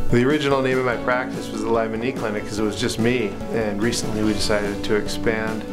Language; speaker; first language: English; native; English